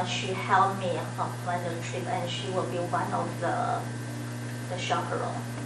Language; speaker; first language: English; non-native, learner; Chinese